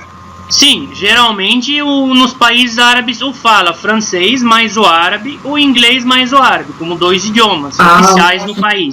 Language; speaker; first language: Portuguese; non-native, fluent; Arabic